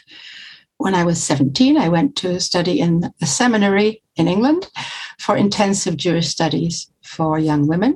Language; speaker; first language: English; native; English